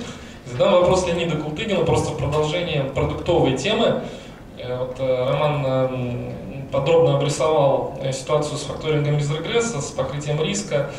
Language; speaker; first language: Russian; native; Russian